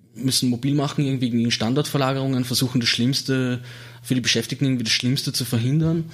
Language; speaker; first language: German; native; German